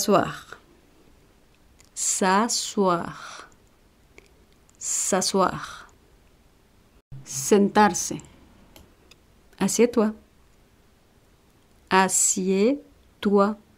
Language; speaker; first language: French; non-native, fluent; Spanish